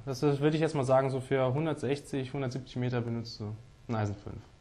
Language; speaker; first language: German; native; German